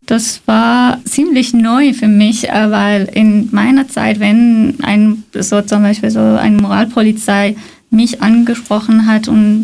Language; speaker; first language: German; non-native, fluent; Persian